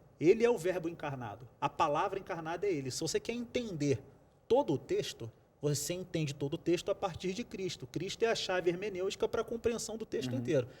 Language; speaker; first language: Portuguese; native; Portuguese